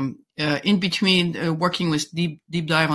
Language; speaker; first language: English; non-native, fluent; French